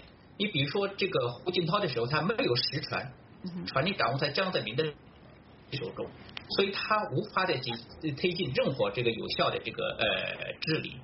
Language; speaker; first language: Chinese; native; Chinese